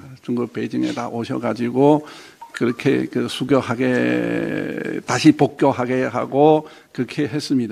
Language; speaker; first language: Korean; non-native, fluent; Chinese